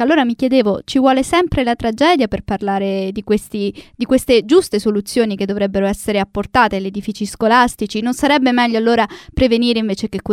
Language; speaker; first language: Italian; native; Italian